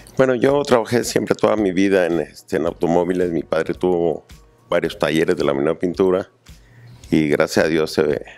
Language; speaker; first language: Spanish; native; Spanish